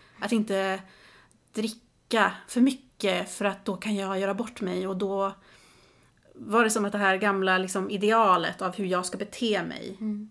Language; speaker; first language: Swedish; native; Swedish